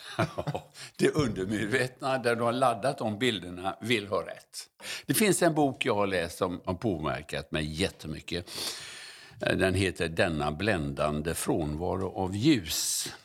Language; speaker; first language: Swedish; native; Swedish